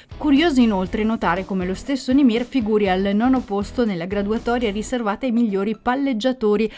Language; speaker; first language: Italian; native; Italian